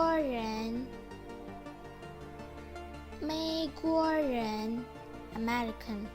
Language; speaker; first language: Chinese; non-native, fluent; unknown